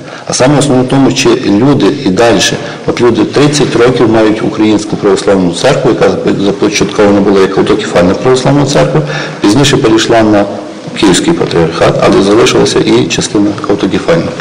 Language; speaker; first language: Ukrainian; native; Ukrainian